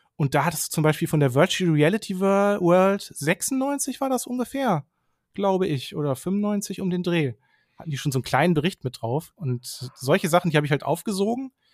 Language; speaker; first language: German; native; German